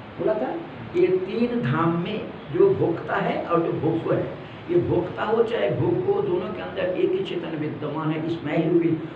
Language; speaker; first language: Hindi; non-native, local second language; Malayalam